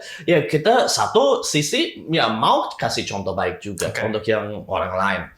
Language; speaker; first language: Indonesian; non-native, fluent; English